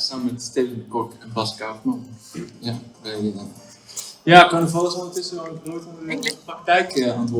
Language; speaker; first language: Dutch; native; Dutch